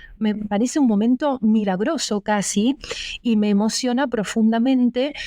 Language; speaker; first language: Spanish; early bilingual, other home language; Russian